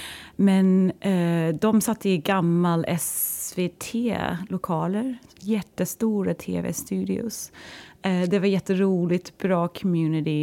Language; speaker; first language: Swedish; non-native, fluent; English